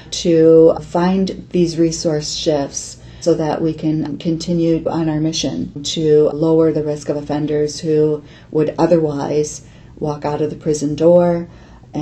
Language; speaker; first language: English; native; English